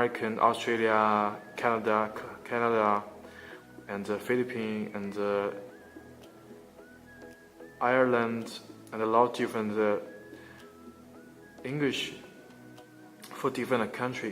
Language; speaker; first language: English; non-native, learner; Chinese